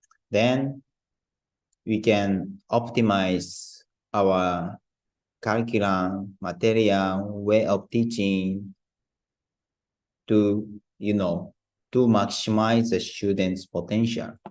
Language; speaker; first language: English; non-native, learner; Japanese